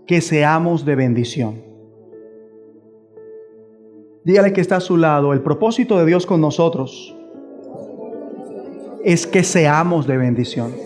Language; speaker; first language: Spanish; native; Spanish